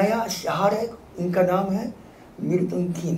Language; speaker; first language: Hindi; non-native, fluent; Japanese